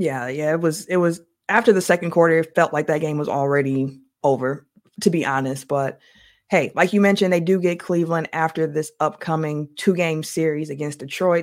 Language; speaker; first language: English; native; English